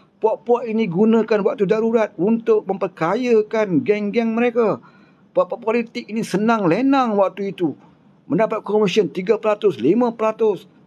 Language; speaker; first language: Malay; native; Malay